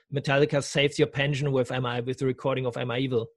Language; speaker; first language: English; non-native, fluent; German